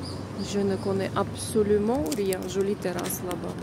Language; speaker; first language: French; non-native, fluent; Russian